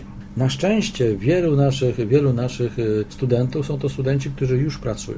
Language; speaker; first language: Polish; native; Polish